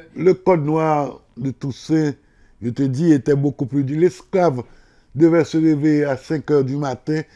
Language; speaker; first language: French; non-native, local second language; Haitian Creole